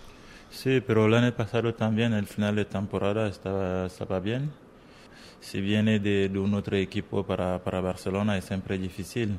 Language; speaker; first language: Spanish; non-native, learner; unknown